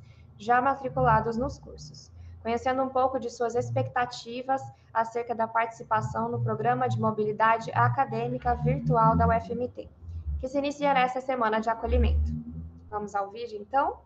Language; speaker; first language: Portuguese; native; Portuguese